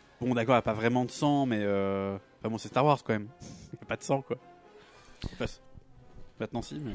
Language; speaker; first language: French; native; French